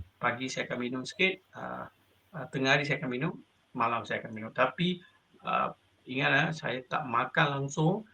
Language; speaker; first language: Malay; non-native, local second language; Tamil